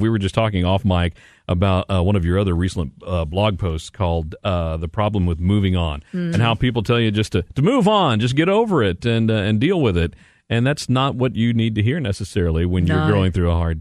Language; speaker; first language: English; native; English